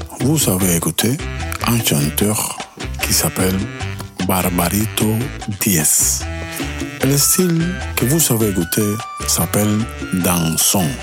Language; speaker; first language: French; non-native, learner; Spanish